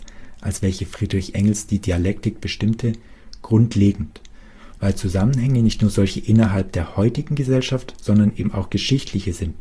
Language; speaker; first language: German; native; German